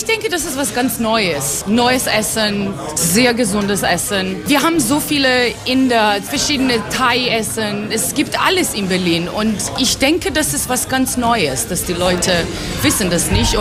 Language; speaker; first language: German; non-native, fluent; Georgian